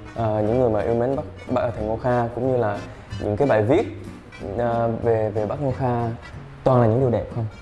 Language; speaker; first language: Vietnamese; early bilingual, heritage; Vietnamese